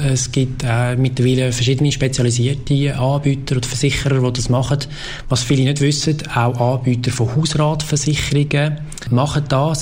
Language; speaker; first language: German; native; German